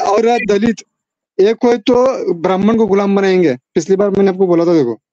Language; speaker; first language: Hindi; non-native, local second language; Marathi